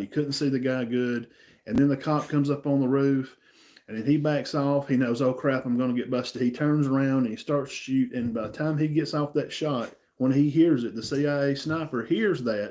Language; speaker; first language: English; native; English